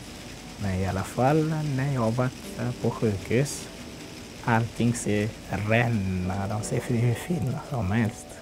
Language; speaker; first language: Swedish; non-native, fluent; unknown